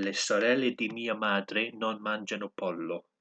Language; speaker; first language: Italian; non-native, learner; English